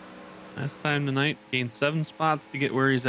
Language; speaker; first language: English; native; English